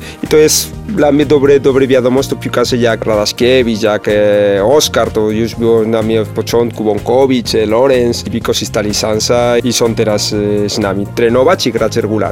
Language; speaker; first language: Polish; non-native, fluent; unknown